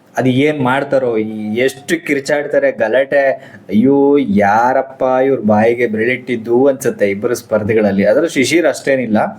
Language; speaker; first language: Kannada; native; Kannada